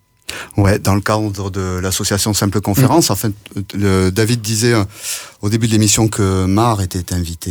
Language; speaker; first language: French; native; French